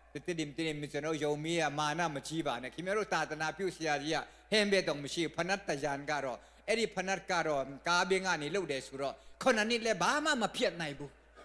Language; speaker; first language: Burmese; non-native, local second language; Tedim Chin